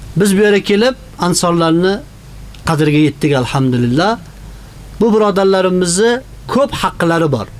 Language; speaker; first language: Uzbek; native; Uzbek